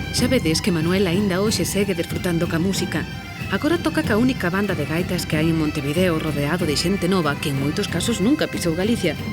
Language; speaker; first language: Galician; native; Galician